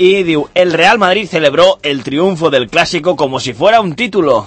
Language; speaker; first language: Catalan; native; Catalan